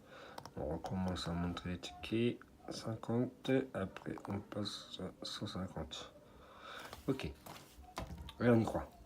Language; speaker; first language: French; native; French